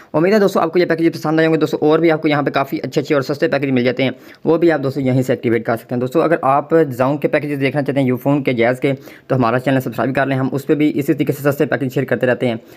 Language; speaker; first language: Urdu; non-native, local second language; Punjabi